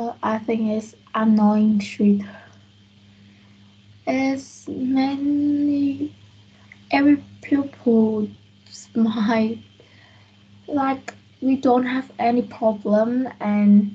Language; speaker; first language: English; non-native, learner; Vietnamese